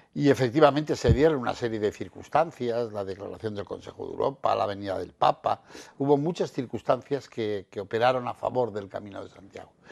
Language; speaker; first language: Spanish; native; Spanish